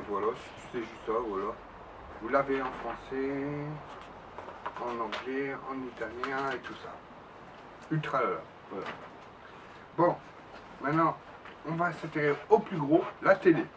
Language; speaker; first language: French; native; French